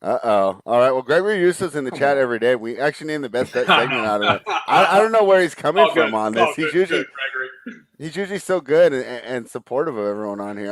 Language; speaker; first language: English; native; English